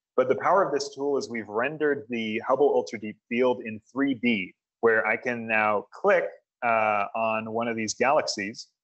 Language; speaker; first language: English; native; English